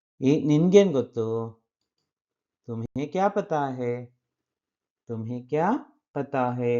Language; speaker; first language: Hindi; non-native, local second language; Kannada